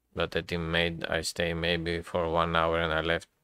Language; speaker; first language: English; non-native, learner; Greek